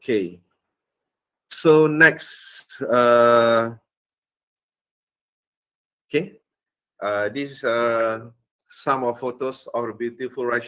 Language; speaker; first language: English; non-native, fluent; Malay